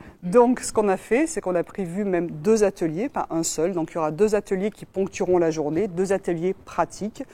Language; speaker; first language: French; native; French